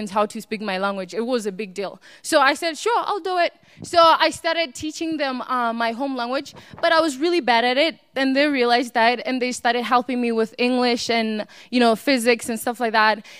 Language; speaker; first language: English; non-native, local second language; Northern Sotho